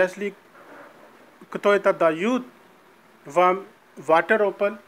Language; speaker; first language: Russian; non-native, learner; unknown